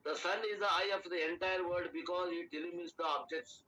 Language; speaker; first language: English; non-native, local second language; Kannada